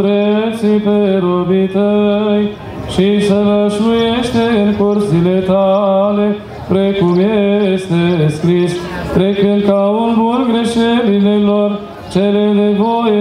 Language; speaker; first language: Romanian; native; Romanian